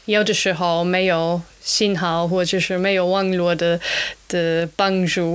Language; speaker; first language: Chinese; non-native, fluent; German